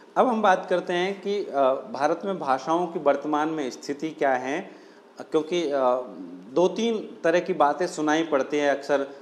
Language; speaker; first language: Hindi; non-native, local second language; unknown